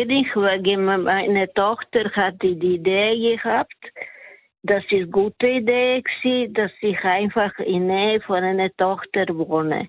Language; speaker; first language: German; non-native, learner; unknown